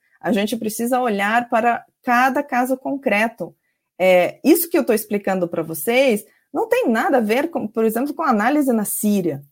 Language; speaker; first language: Portuguese; non-native, fluent; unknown